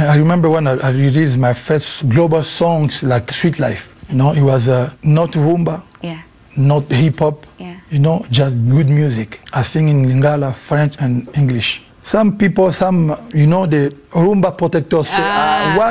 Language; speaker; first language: English; non-native, learner; Lingala